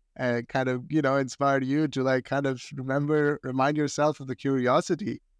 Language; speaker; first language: English; non-native, local second language; Hindi